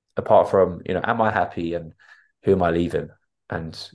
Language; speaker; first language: English; native; English